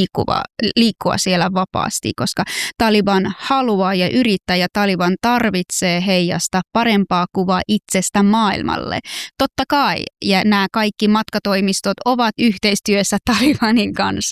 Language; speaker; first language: Finnish; non-native, fluent; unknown